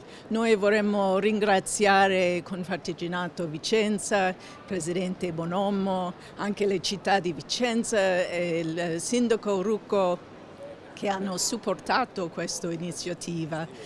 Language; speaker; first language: Italian; non-native, fluent; English